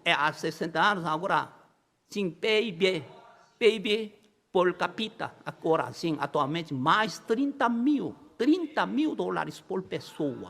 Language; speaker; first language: Portuguese; non-native, learner; Korean